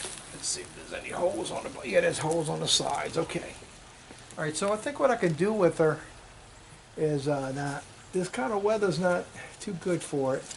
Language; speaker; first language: English; native; English